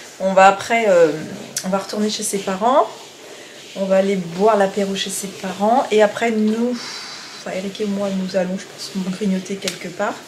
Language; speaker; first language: French; native; French